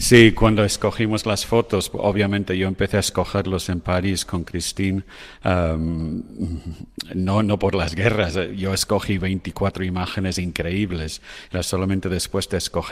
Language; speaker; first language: Spanish; non-native, fluent; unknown